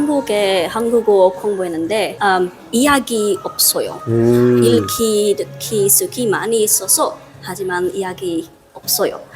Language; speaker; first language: Korean; non-native, learner; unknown